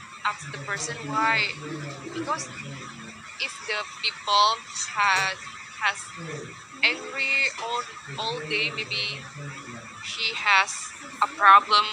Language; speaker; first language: English; non-native, learner; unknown